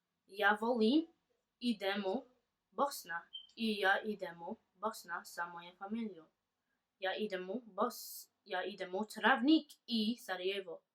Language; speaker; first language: Bosnian; native; Bosnian